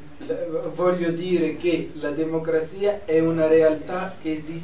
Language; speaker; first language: Italian; non-native, fluent; Arabic